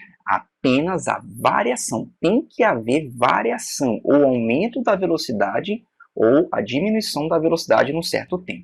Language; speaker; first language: Portuguese; native; Portuguese